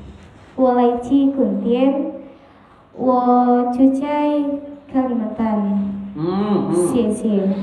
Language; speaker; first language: Chinese; non-native, learner; Indonesian